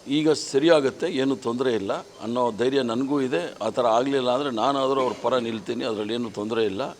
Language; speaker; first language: Kannada; native; Kannada